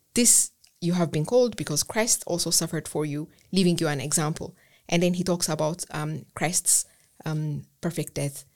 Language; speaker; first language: English; non-native, fluent; Amharic